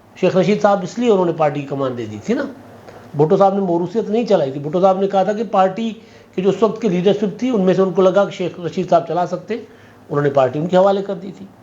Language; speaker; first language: Urdu; non-native, local second language; Sindhi